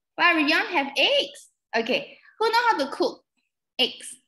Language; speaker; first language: English; non-native, local second language; Chinese